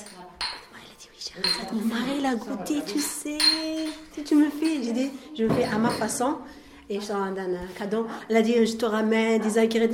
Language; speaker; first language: French; non-native, learner; Arabic